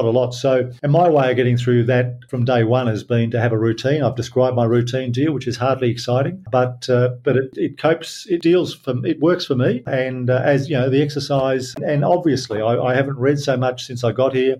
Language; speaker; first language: English; native; English